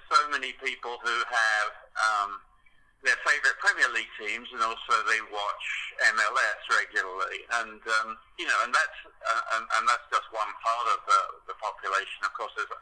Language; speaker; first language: English; native; English